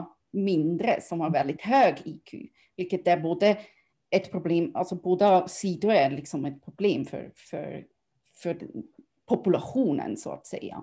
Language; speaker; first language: Swedish; non-native, fluent; German